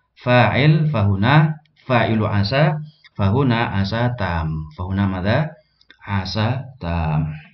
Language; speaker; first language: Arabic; non-native, fluent; Indonesian